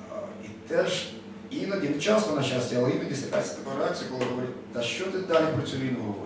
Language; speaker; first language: Ukrainian; native; Ukrainian